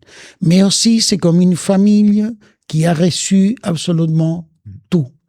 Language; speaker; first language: French; non-native, fluent; Spanish